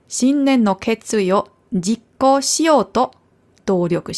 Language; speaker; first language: Japanese; non-native, fluent; German